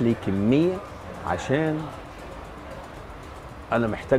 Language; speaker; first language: Arabic; native; Arabic